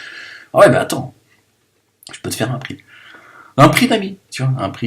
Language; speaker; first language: French; native; French